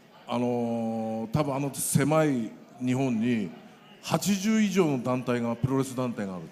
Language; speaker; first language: Japanese; native; Japanese